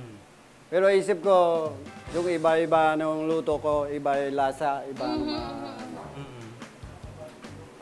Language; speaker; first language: Filipino; non-native, learner; Vietnamese